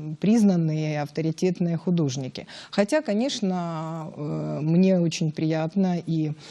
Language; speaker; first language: Russian; native; Russian